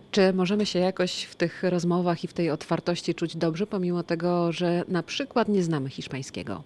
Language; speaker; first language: Polish; native; Polish